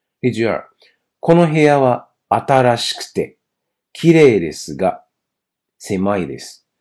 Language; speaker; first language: Japanese; non-native, fluent; Chinese